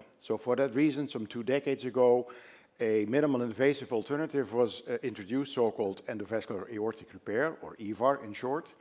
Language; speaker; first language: English; non-native, fluent; Dutch